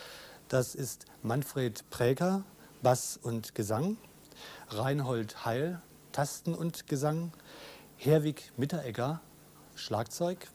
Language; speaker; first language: German; native; German